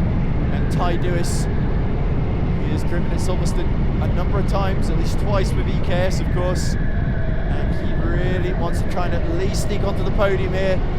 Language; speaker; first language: English; native; English